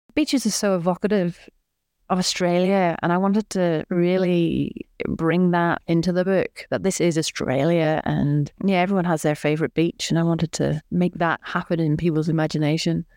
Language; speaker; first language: English; native; English